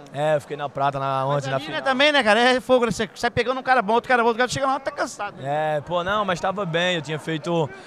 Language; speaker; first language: Portuguese; native; Portuguese